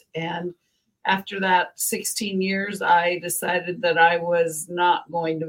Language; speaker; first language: English; native; English